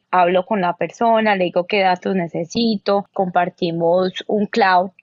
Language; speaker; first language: Spanish; native; Spanish